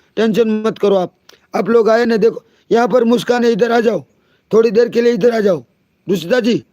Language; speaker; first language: Hindi; non-native, local second language; Gujarati